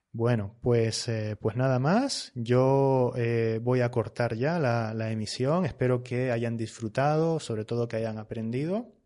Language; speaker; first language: Spanish; native; Spanish